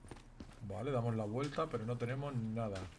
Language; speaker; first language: Spanish; native; Spanish